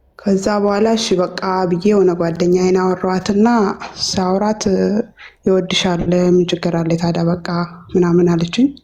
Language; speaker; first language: Amharic; non-native, local second language; Oromo